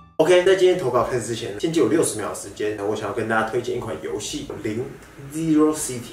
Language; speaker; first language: Chinese; native; Chinese